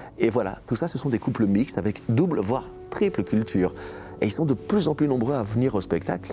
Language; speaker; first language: French; early bilingual, other home language; Portuguese